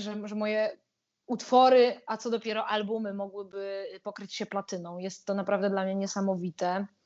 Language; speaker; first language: Polish; native; Polish